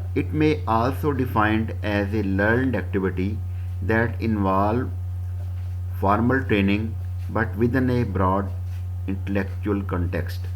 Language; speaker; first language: English; non-native, local second language; Urdu